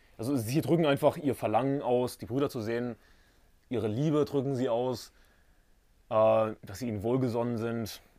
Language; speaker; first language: German; native; German